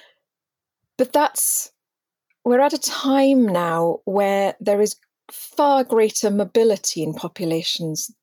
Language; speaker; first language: English; native; English